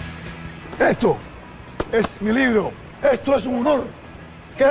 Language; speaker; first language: Spanish; native; Spanish